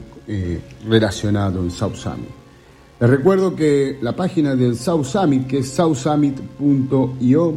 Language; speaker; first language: Spanish; native; Spanish